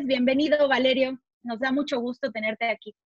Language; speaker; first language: Spanish; native; Spanish